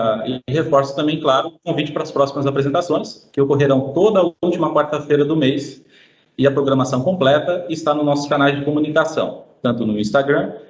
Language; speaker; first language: Portuguese; native; Portuguese